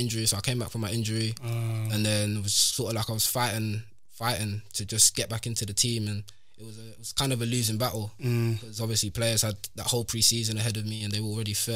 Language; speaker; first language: English; native; English